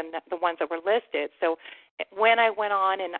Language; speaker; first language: English; native; English